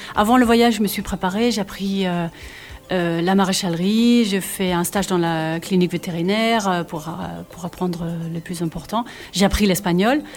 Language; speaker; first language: French; non-native, fluent; German